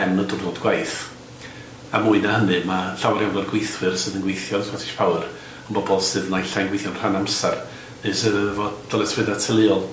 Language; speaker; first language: Welsh; native; Welsh